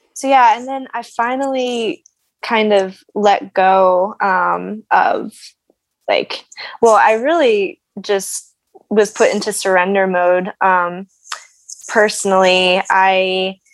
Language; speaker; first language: English; native; English